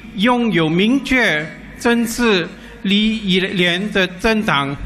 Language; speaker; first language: Chinese; non-native, local second language; English